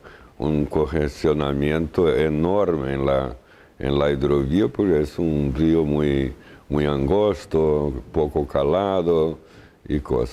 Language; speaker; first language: Spanish; non-native, fluent; Portuguese